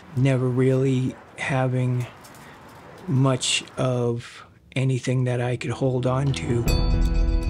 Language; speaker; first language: English; native; English